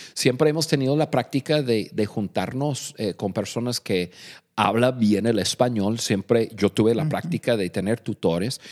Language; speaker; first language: Spanish; non-native, fluent; English